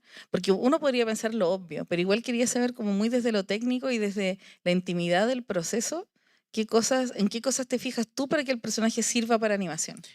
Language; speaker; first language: Spanish; native; Spanish